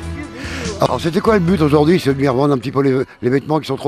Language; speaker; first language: French; native; French